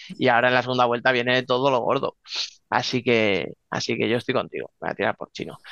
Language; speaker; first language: Spanish; native; Spanish